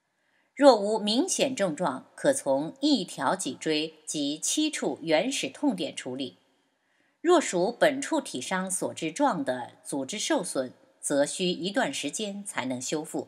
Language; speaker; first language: Chinese; native; Chinese